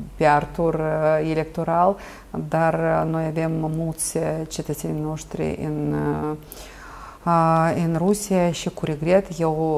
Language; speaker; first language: Romanian; non-native, local second language; Russian